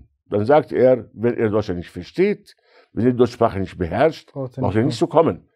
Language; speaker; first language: German; non-native, fluent; Arabic